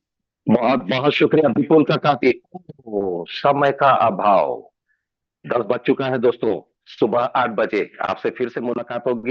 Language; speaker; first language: Hindi; native; Hindi